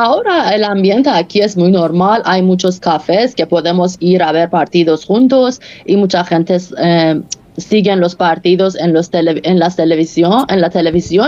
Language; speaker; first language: Spanish; non-native, local second language; Persian